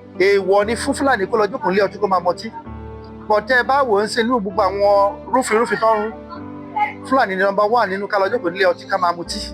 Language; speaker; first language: Yoruba; non-native, local second language; Fula